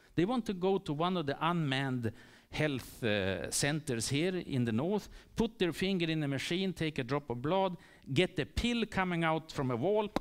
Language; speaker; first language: English; non-native, fluent; Swedish